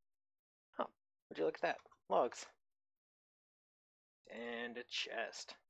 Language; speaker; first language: English; native; English